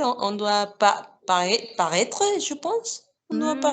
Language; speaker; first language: French; non-native, fluent; Spanish